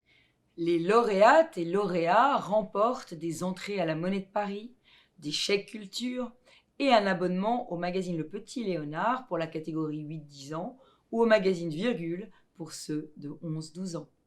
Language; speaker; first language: French; native; French